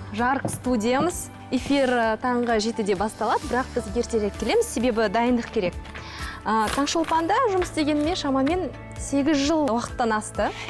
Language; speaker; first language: Kazakh; non-native, local second language; Russian